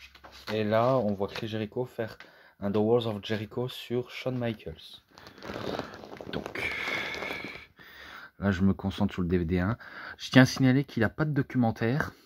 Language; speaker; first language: French; native; French